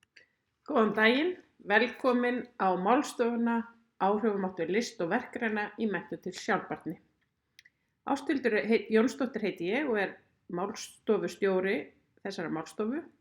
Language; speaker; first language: Icelandic; native; Icelandic